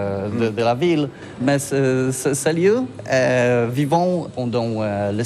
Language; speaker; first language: French; non-native, learner; Polish